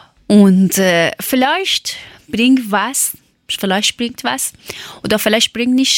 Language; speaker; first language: German; non-native, learner; Persian